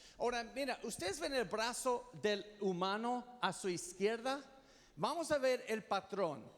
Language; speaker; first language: Spanish; non-native, fluent; English